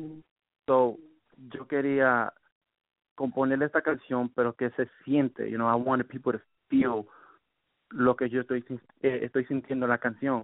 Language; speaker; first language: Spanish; early bilingual, heritage; Spanish